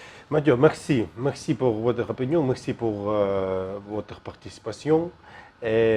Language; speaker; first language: French; non-native, learner; Ukrainian